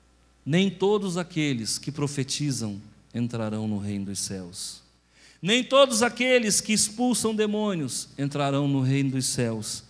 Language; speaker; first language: Portuguese; native; Portuguese